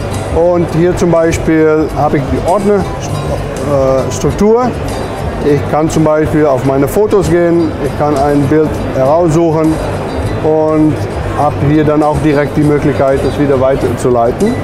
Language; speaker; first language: German; non-native, fluent; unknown